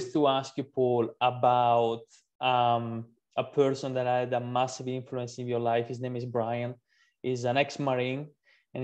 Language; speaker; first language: English; non-native, fluent; Italian